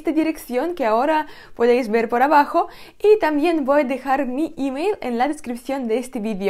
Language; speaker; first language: Spanish; non-native, fluent; Russian